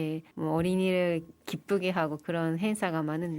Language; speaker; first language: Korean; non-native, fluent; Japanese